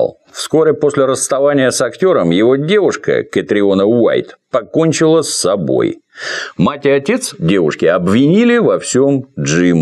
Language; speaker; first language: Russian; native; Russian